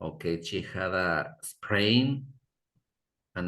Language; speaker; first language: English; non-native, fluent; Spanish